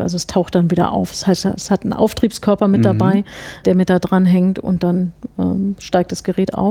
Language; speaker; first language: German; native; German